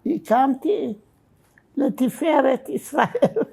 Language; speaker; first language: Hebrew; non-native, fluent; Romanian